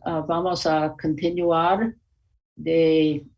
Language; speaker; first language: Spanish; non-native, learner; English